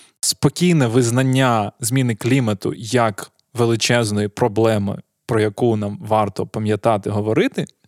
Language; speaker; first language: Ukrainian; native; Ukrainian